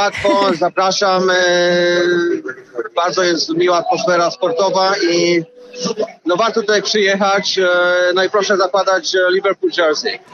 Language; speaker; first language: Polish; early bilingual, heritage; Polish